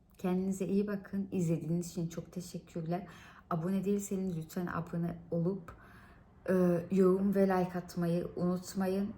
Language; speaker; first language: Turkish; early bilingual, heritage; Turkish